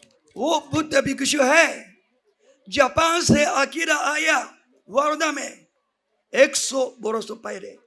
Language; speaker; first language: Hindi; non-native, fluent; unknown